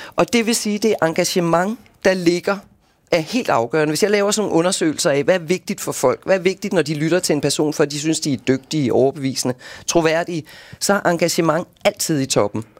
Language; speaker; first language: Danish; native; Danish